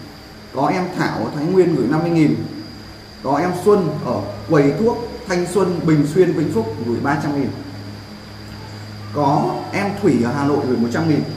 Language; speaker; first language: Vietnamese; native; Vietnamese